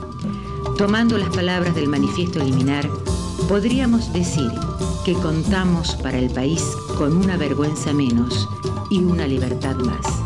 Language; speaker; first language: Spanish; native; Spanish